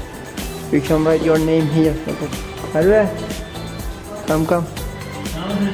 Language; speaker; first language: English; non-native, learner; Turkish